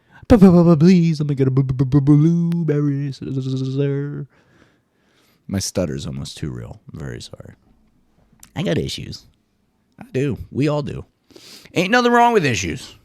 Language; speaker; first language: English; native; English